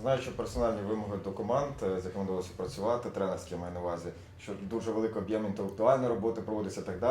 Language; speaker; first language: Ukrainian; native; Ukrainian